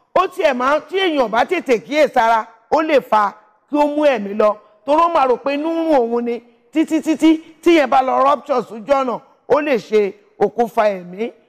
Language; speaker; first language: Yoruba; native; Yoruba